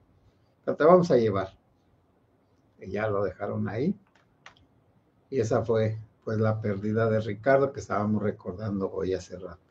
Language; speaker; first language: Spanish; native; Spanish